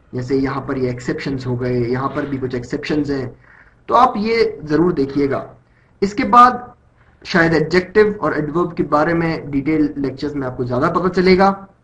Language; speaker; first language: Hindi; native; Hindi